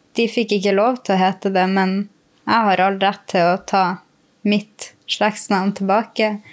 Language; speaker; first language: Norwegian; native; Norwegian